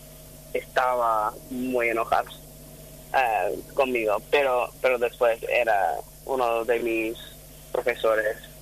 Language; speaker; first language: Spanish; non-native, fluent; English